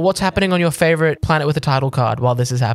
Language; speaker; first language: English; native; English